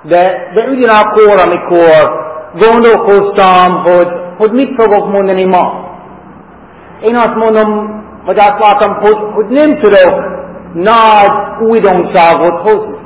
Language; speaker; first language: Hungarian; non-native, fluent; English